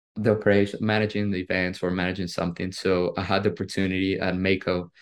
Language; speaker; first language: English; non-native, fluent; Spanish